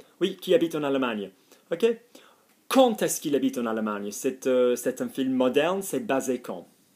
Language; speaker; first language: French; non-native, fluent; English